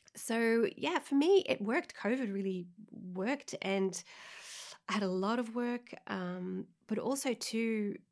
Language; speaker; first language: English; native; English